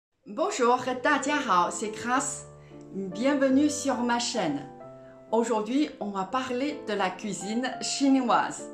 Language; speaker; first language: French; non-native, fluent; Chinese